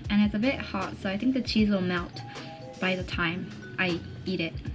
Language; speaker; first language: English; early bilingual, other home language; Japanese